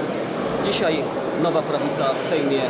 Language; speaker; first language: Polish; native; Polish